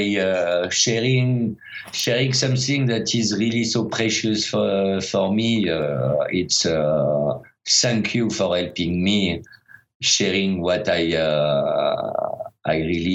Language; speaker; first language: English; non-native, fluent; French